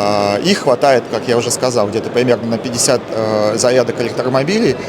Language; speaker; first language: Russian; native; Russian